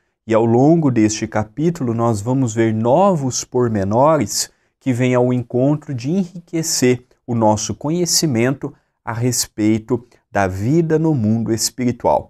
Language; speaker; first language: Portuguese; native; Portuguese